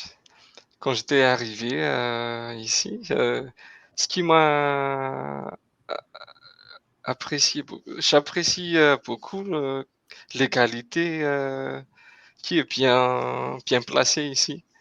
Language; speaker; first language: French; non-native, local second language; Malagasy